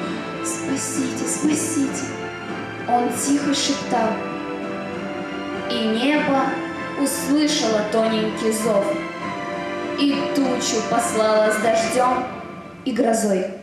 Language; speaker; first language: Russian; native; Russian